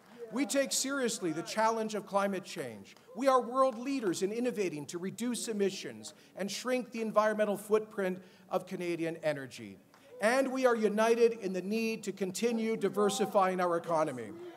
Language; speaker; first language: English; native; English